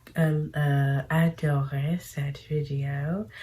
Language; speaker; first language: French; non-native, learner; English